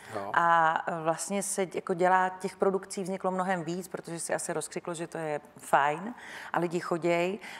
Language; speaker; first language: Czech; native; Czech